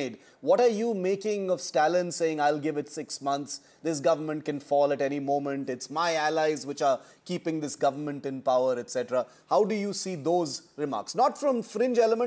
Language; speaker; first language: English; non-native, local second language; Tamil